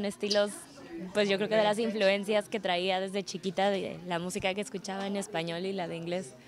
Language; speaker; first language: Spanish; early bilingual, heritage; Spanish